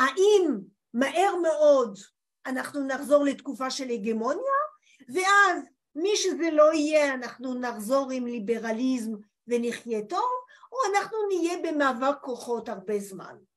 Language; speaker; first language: Hebrew; non-native, fluent; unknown